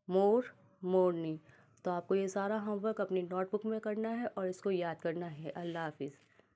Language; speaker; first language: Hindi; native; Hindi